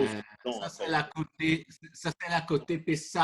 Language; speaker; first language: French; non-native, fluent; Italian